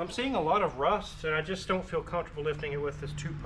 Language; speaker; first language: English; native; English